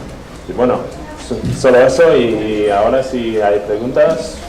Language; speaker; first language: Spanish; non-native, fluent; English